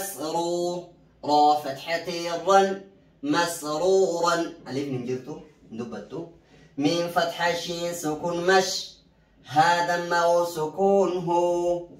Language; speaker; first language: Arabic; non-native, fluent; Oromo